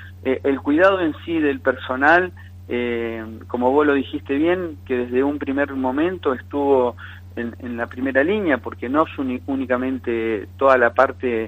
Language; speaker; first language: Spanish; native; Spanish